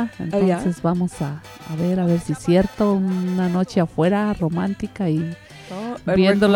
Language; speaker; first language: Spanish; native; Spanish